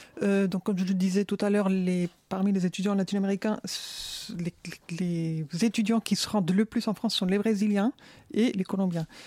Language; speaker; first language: French; non-native, fluent; Spanish